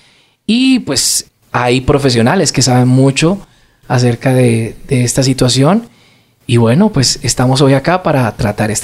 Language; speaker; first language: Spanish; native; Spanish